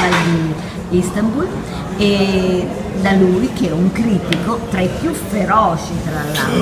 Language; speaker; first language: Italian; native; Italian